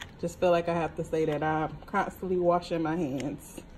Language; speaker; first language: English; native; English